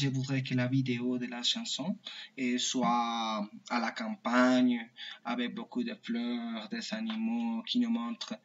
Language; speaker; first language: French; non-native, learner; Spanish